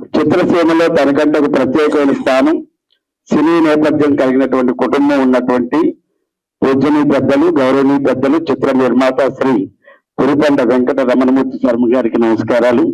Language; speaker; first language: Telugu; native; Telugu